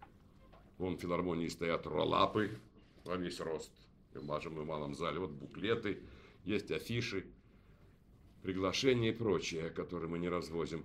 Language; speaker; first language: Russian; native; Russian